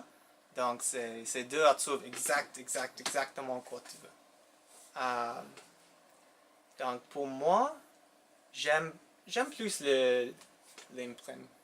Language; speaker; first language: French; non-native, local second language; English